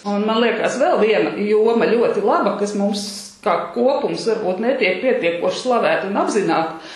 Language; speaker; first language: Latvian; native; Latvian